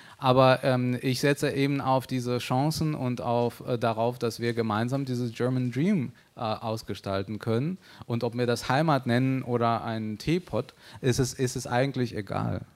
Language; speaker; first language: German; early bilingual, other home language; Russian